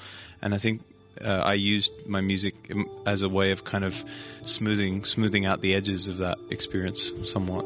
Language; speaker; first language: English; native; English